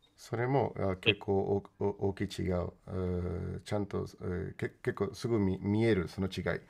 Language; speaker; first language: Japanese; non-native, fluent; Spanish